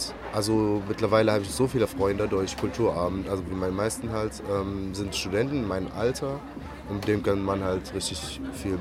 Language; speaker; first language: German; non-native, fluent; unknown